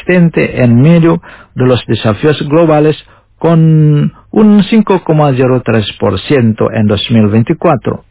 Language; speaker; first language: Spanish; non-native, fluent; Indonesian